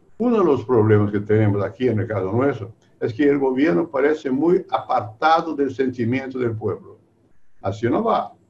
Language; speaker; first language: Spanish; non-native, fluent; Portuguese